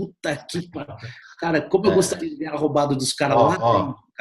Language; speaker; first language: Portuguese; native; Portuguese